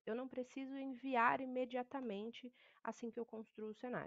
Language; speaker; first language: Portuguese; native; Portuguese